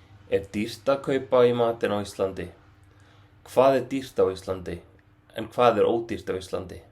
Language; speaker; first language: Icelandic; non-native, fluent; Arabic